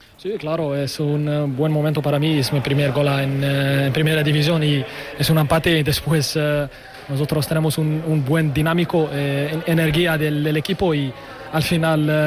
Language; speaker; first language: Spanish; non-native, learner; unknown